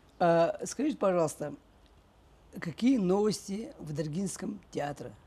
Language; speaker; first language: Russian; non-native, local second language; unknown